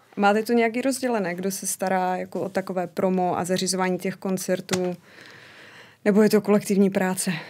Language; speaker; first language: Czech; native; Czech